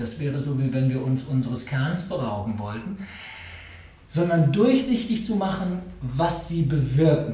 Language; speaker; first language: German; native; German